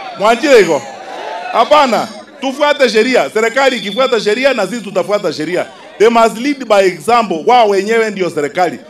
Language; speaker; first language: Swahili; non-native, local second language; Gusii